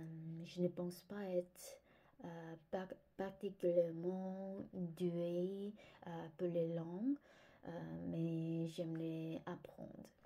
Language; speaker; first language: French; non-native, fluent; Korean